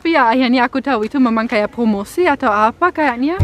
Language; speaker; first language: Indonesian; non-native, fluent; German